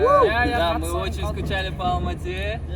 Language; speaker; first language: Russian; non-native, local second language; Kazakh